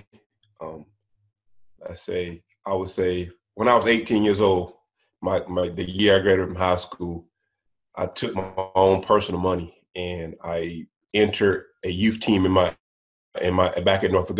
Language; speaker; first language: English; native; English